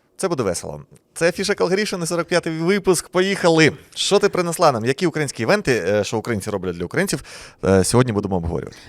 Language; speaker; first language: Ukrainian; native; Ukrainian